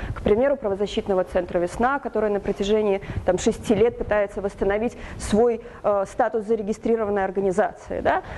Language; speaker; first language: Russian; native; Russian